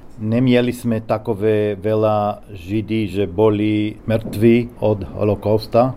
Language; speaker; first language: Czech; non-native, learner; Hebrew